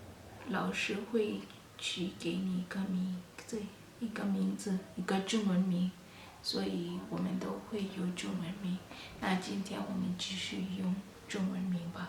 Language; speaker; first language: Chinese; non-native, fluent; Kalenjin